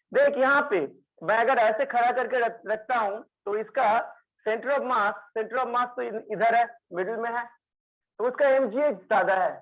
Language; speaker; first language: Hindi; non-native, local second language; Bangla